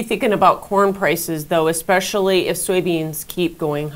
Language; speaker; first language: English; native; English